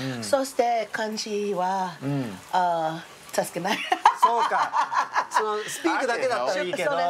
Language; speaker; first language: Japanese; non-native, fluent; English